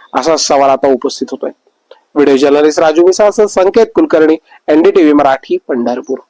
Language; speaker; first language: Marathi; native; Marathi